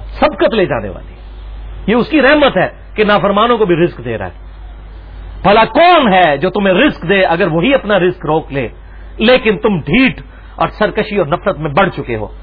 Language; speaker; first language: Urdu; non-native, local second language; Punjabi